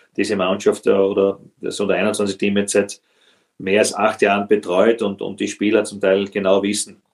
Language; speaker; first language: German; native; German